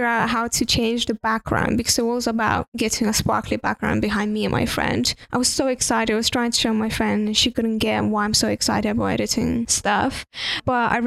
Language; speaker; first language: English; non-native, fluent; Russian